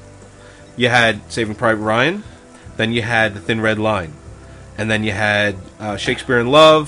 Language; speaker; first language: English; native; English